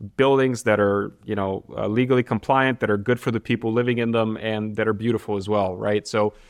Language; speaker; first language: English; non-native, fluent; Bulgarian